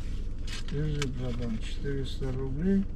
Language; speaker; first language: Russian; native; Russian